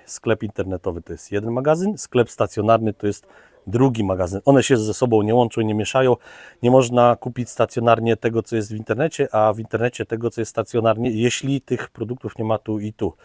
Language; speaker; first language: Polish; native; Polish